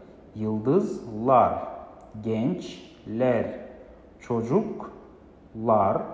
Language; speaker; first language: Turkish; non-native, fluent; Kazakh